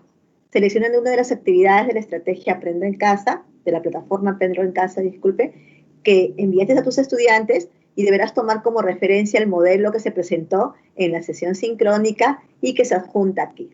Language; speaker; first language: Spanish; native; Spanish